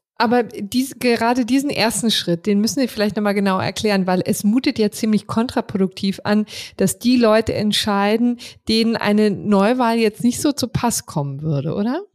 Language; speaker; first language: German; native; German